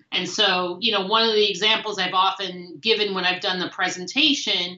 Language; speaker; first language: English; native; English